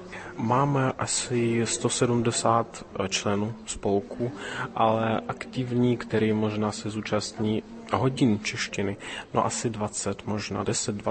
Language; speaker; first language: Czech; early bilingual, heritage; Russian